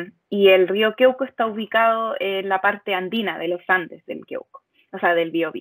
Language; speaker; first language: Spanish; native; Spanish